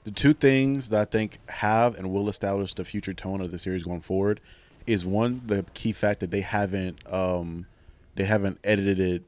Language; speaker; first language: English; native; English